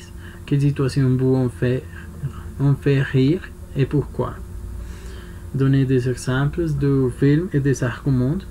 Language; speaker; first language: French; non-native, learner; Spanish